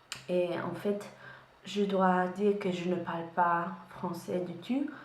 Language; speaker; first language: French; non-native, learner; English